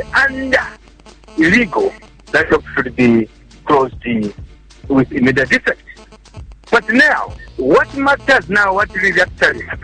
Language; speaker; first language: English; non-native, local second language; Bemba